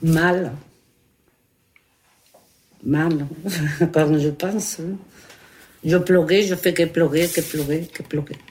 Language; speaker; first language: French; non-native, learner; Spanish